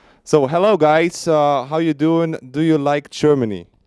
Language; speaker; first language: English; non-native, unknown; German